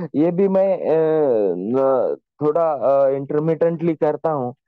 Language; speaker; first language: Hindi; non-native, local second language; Marathi